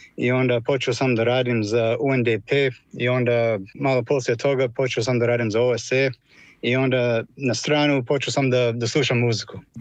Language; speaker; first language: Croatian; non-native, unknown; English